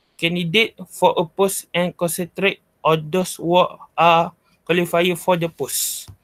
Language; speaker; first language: English; non-native, local second language; Malay